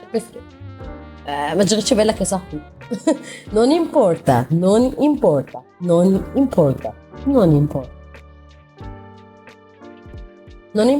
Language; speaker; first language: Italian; non-native, learner; Arabic